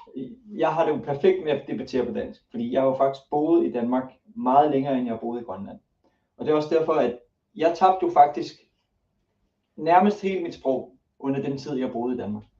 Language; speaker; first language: Danish; early bilingual, other home language; Kalaallisut